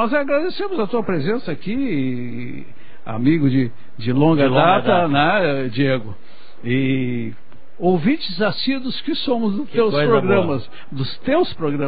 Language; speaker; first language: Portuguese; native; Portuguese